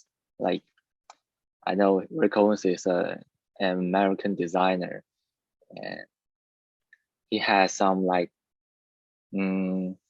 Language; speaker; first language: English; non-native, learner; Chinese